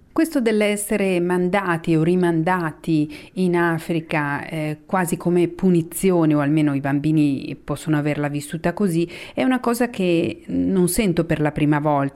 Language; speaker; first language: Italian; native; Italian